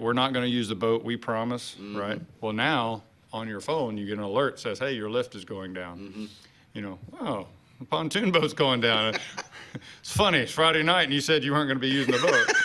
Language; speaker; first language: English; native; English